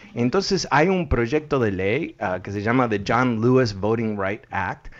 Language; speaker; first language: Spanish; native; Spanish